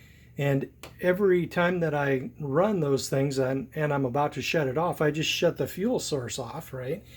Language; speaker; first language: English; native; English